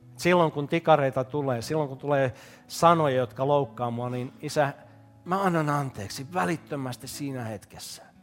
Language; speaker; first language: Finnish; native; Finnish